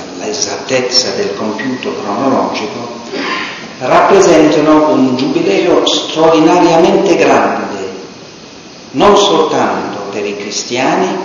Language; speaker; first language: Italian; non-native, fluent; English